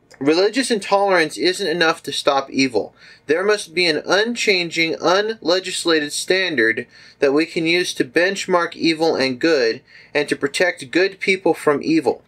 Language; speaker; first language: English; native; English